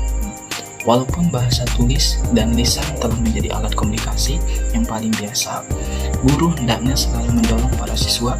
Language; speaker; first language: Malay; non-native, local second language; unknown